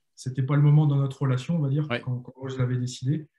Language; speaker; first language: French; native; French